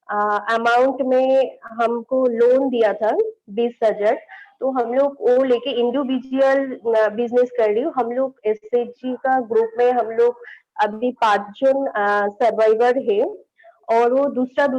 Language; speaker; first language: Hindi; non-native, local second language; Bangla